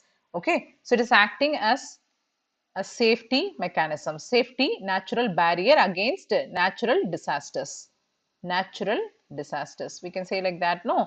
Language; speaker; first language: English; non-native, local second language; Tamil